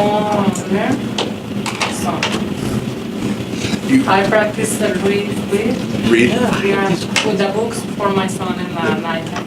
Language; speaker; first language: English; non-native, learner; Spanish